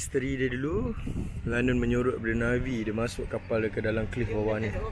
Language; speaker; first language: Malay; native; Malay